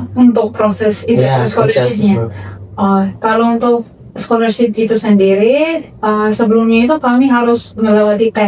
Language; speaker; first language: Indonesian; non-native, fluent; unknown